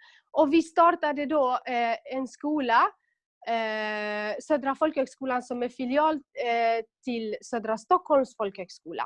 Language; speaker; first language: Swedish; non-native, local second language; Kurdish